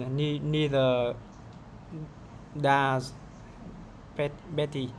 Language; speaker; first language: English; non-native, learner; Vietnamese